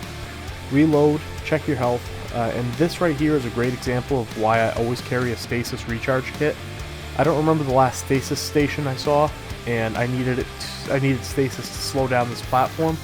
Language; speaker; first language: English; native; English